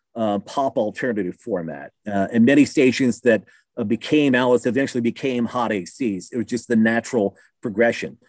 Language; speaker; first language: English; native; English